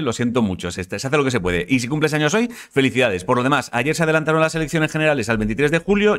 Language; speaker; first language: Spanish; native; Spanish